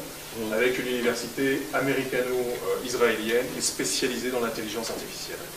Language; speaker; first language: French; native; French